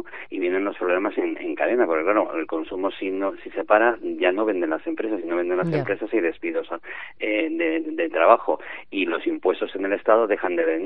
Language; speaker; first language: Spanish; native; Spanish